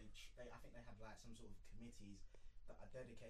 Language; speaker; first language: English; native; English